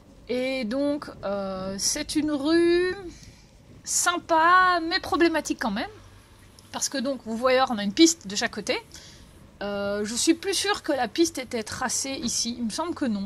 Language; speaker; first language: French; native; French